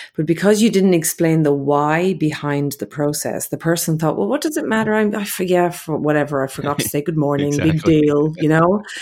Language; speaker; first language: English; native; English